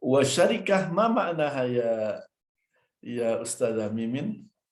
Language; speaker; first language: Arabic; non-native, fluent; Indonesian